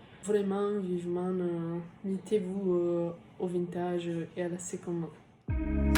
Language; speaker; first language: French; non-native, fluent; Italian